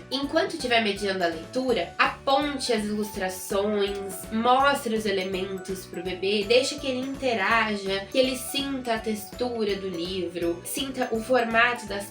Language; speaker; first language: Portuguese; native; Portuguese